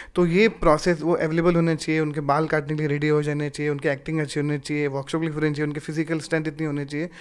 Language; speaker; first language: Hindi; native; Hindi